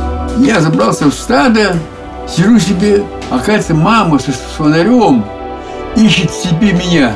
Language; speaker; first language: Russian; native; Russian